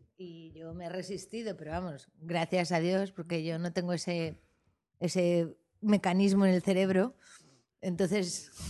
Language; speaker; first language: Spanish; native; Spanish